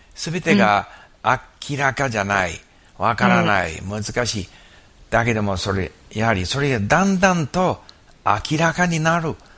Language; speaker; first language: Japanese; non-native, fluent; English